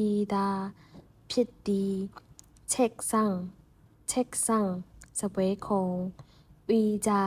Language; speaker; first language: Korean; non-native, fluent; Burmese